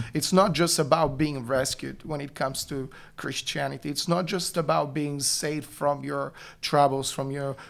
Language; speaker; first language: English; non-native, fluent; Bulgarian